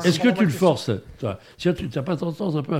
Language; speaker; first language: French; native; French